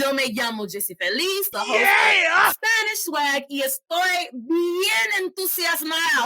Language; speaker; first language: Spanish; non-native, fluent; English